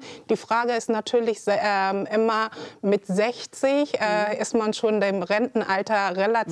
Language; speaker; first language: German; early bilingual, other home language; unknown